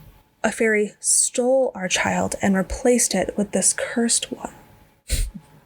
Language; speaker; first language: English; native; English